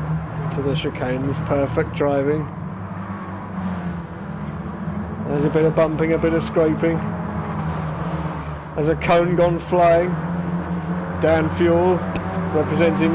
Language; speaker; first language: English; native; English